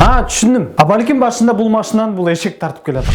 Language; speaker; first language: Kyrgyz; native; Kyrgyz